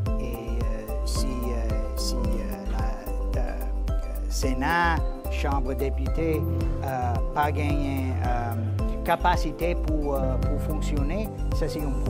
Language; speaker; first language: Haitian Creole; non-native, fluent; English